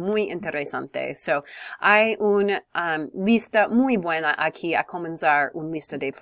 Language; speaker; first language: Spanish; non-native, learner; English